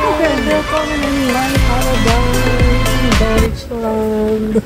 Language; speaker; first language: German; non-native, learner; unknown